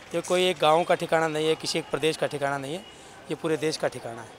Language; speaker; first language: Hindi; native; Hindi